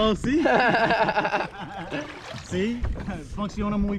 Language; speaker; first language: Spanish; non-native, learner; English